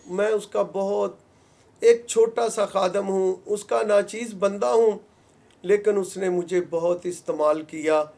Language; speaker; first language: Urdu; non-native, local second language; Punjabi